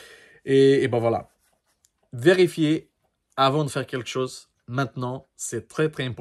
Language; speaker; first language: French; non-native, learner; Portuguese